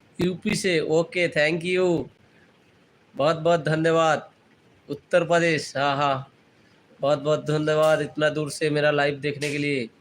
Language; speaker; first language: Hindi; non-native, local second language; Bangla